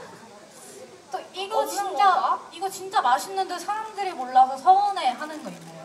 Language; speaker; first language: Korean; non-native, fluent; Japanese